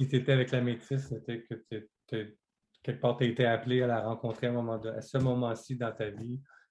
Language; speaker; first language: French; native; French